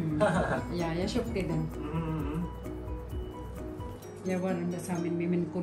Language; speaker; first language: Norwegian; non-native, learner; Filipino